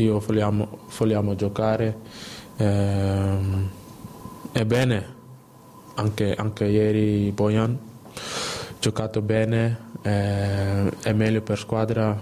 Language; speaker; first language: Italian; non-native, learner; Dutch